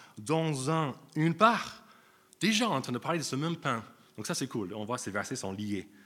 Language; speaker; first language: French; non-native, fluent; English